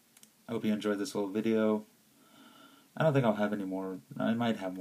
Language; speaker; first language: English; native; English